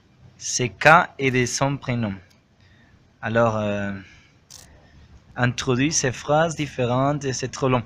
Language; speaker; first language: French; non-native, learner; Spanish